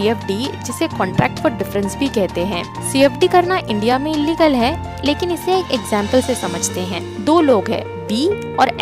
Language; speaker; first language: Hindi; native; Hindi